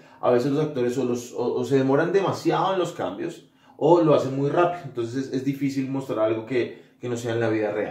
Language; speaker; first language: Spanish; native; Spanish